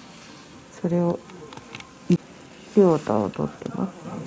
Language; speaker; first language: Japanese; native; Japanese